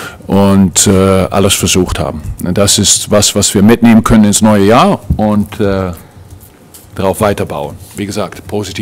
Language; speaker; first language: German; non-native, fluent; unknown